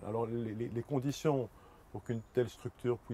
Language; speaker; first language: French; native; French